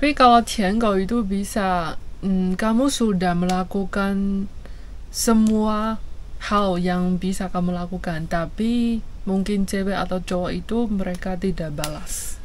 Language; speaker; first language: Indonesian; non-native, fluent; Chinese